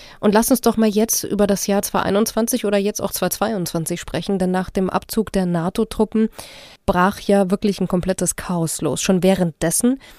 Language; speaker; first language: German; native; German